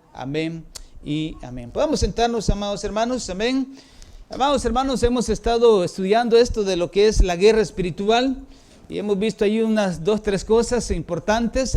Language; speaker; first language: Spanish; native; Spanish